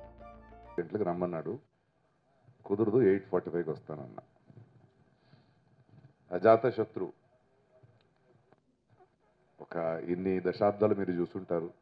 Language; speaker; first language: Telugu; native; Telugu